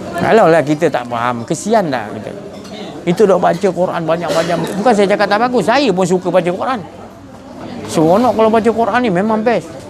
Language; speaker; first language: Malay; native; Malay